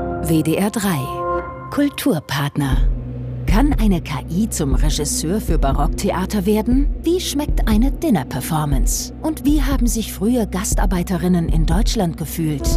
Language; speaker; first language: German; native; German